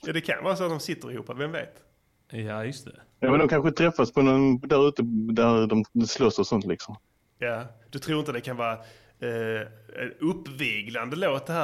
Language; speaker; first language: Swedish; native; Swedish